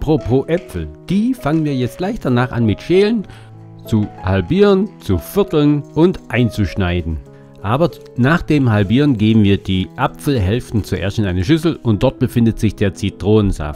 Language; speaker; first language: German; native; German